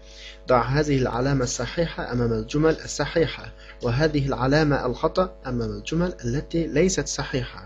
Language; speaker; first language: Arabic; non-native, fluent; Uyghur